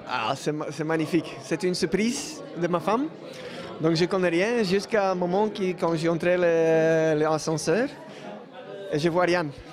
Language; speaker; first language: French; non-native, learner; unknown